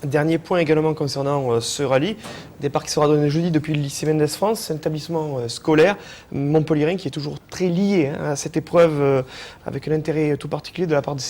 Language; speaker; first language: French; native; French